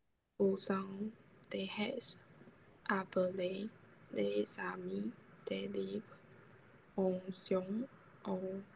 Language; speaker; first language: French; non-native, learner; Chinese